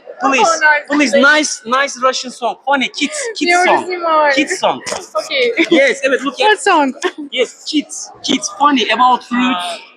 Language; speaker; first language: English; non-native, learner; Turkish